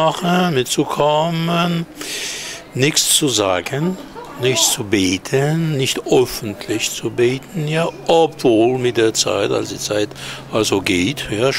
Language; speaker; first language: German; non-native, fluent; Hebrew